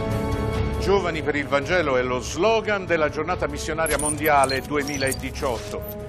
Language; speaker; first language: Italian; native; Italian